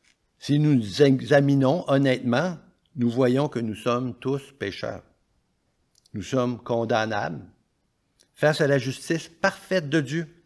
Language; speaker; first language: French; native; French